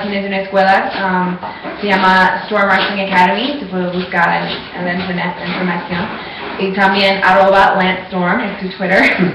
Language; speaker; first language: Spanish; non-native, learner; English